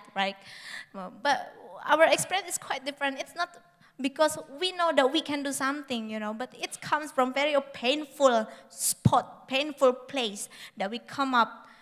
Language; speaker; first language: English; non-native, fluent; Indonesian